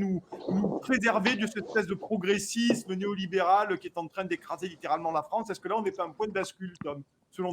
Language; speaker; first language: French; native; French